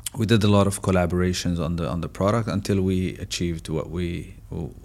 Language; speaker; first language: English; non-native, fluent; Arabic